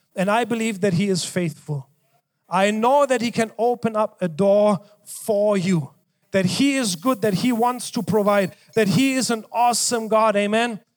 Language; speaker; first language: English; non-native, fluent; German